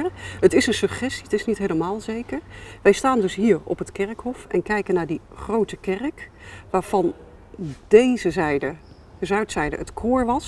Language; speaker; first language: Dutch; native; Dutch